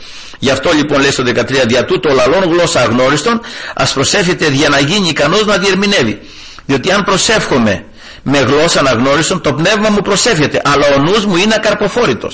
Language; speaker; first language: Greek; native; Greek